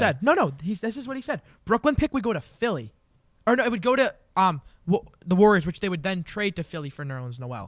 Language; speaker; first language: English; native; English